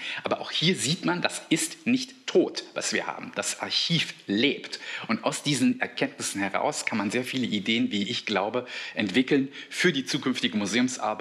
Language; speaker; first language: German; native; German